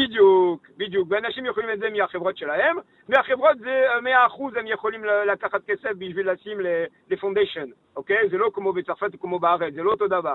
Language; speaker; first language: Hebrew; non-native, learner; French